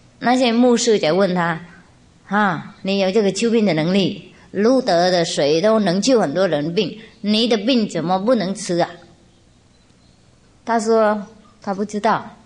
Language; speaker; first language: Chinese; non-native, fluent; Vietnamese